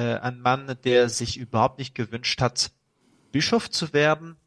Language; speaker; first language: German; non-native, fluent; French